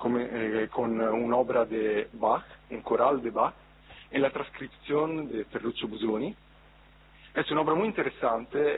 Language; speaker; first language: Spanish; non-native, fluent; Italian